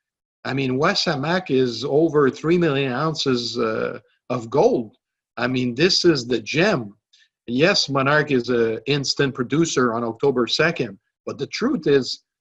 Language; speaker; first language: English; non-native, local second language; French